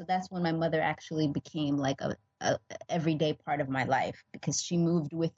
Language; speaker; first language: English; early bilingual, other home language; Oromo